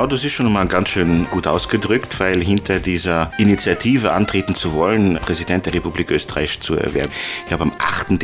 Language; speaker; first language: German; non-native, fluent; Luxembourgish